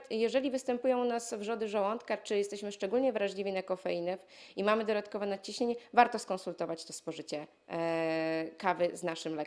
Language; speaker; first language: Polish; native; Polish